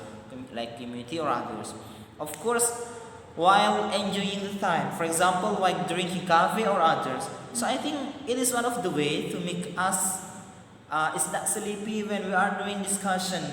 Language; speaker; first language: English; non-native, learner; Madurese